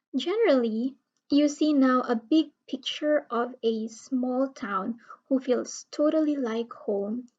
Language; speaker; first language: English; non-native, local second language; Filipino